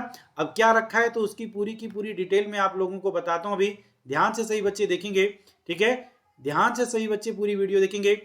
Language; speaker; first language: Hindi; native; Hindi